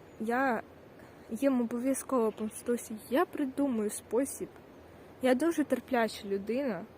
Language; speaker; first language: Ukrainian; native; Ukrainian